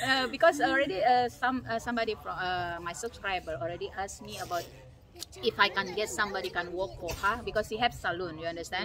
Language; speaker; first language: English; non-native, learner; Indonesian